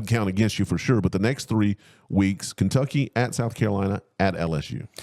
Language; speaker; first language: English; native; English